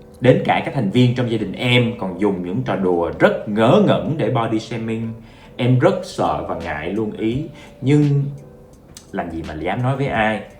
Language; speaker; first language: Vietnamese; non-native, fluent; English